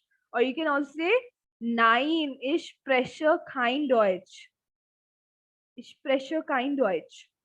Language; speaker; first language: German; non-native, fluent; Hindi